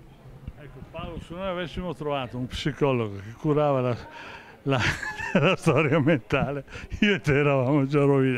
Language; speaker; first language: Italian; native; Italian